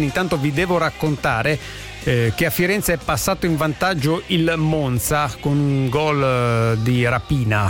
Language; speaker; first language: Italian; native; Italian